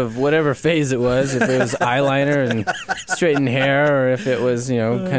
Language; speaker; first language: English; native; English